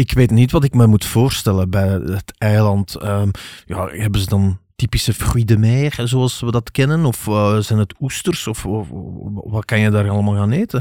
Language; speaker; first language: Dutch; native; Dutch